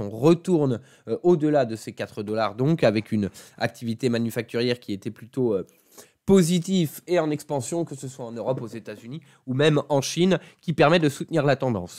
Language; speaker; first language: French; native; French